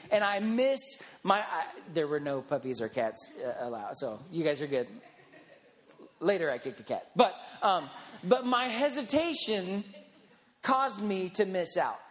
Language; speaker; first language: English; native; English